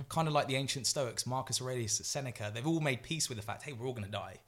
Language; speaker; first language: English; native; English